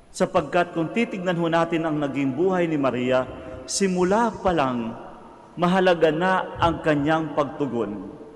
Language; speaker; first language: Filipino; non-native, local second language; Cebuano